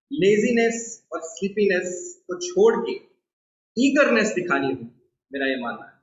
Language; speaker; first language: Hindi; non-native, local second language; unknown